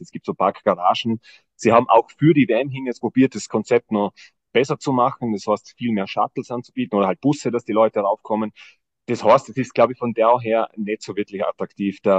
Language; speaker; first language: German; native; German